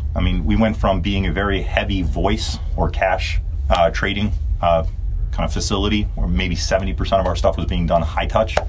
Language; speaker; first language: English; early bilingual, other home language; Turkish